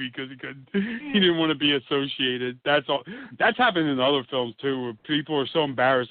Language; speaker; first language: English; native; English